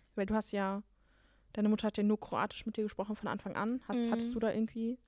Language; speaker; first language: German; native; German